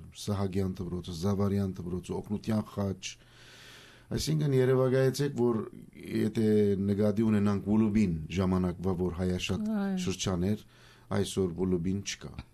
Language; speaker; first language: Armenian; early bilingual, heritage; Armenian